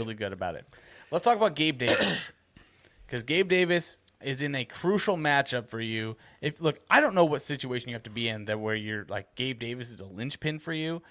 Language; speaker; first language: English; native; English